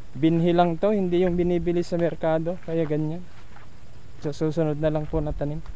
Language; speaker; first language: Filipino; non-native, local second language; Iloko